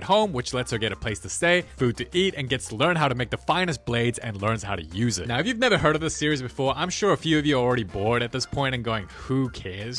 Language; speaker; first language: English; native; English